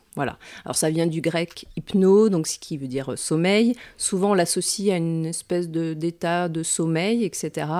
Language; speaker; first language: French; native; French